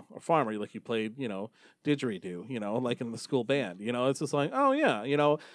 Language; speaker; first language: English; native; English